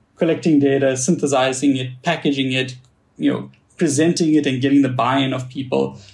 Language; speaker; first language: English; native; English